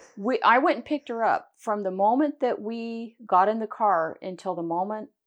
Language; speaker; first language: English; native; English